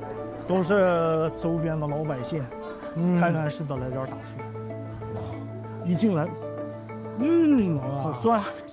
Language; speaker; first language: Chinese; native; Chinese